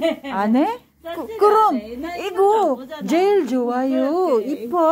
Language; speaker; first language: Korean; non-native, learner; Filipino